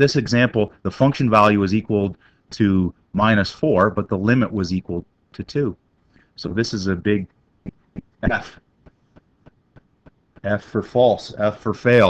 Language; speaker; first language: English; native; English